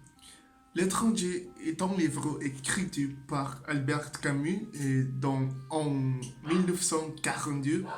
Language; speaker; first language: French; non-native, learner; Spanish